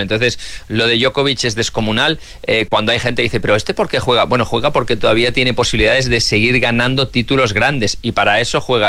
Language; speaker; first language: Spanish; native; Spanish